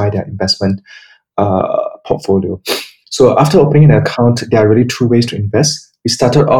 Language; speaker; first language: English; non-native, local second language; Chinese